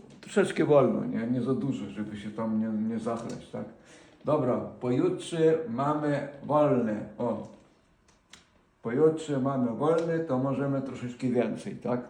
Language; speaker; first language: Polish; non-native, fluent; Ukrainian